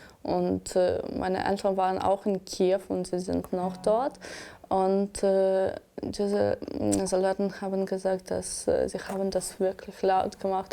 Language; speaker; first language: German; non-native, learner; Ukrainian